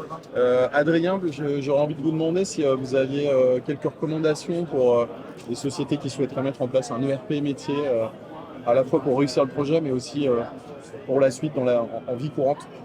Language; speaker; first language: French; native; French